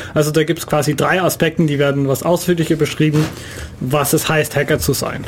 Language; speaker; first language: German; non-native, fluent; Dutch